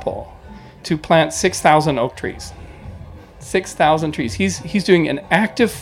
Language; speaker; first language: English; native; English